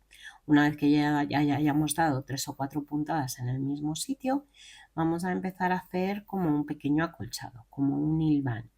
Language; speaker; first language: Spanish; native; Spanish